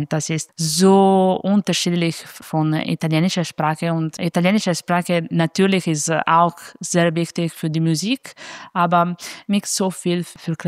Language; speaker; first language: German; non-native, fluent; Italian